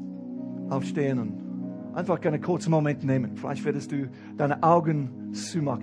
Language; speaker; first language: German; non-native, fluent; English